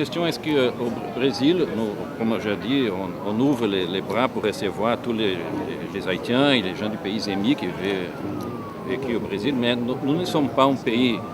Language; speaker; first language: French; non-native, fluent; Portuguese